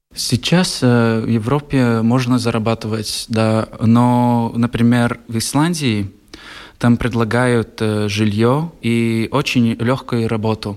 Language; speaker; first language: Russian; non-native, local second language; Latvian